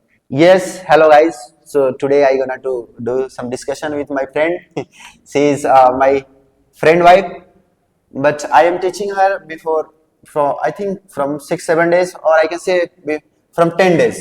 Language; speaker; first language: English; non-native, local second language; Hindi